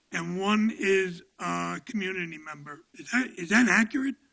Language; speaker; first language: English; native; English